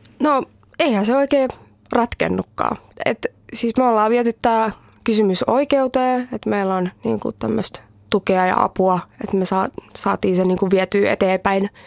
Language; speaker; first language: Finnish; early bilingual, heritage; Finnish